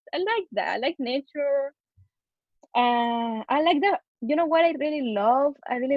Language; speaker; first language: English; non-native, fluent; Spanish